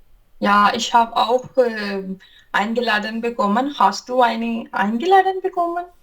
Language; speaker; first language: German; non-native, learner; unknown